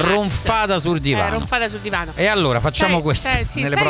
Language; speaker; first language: Italian; native; Italian